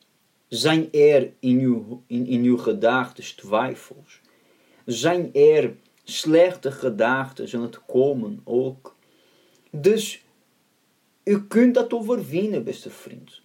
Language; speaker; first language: Dutch; non-native, fluent; Portuguese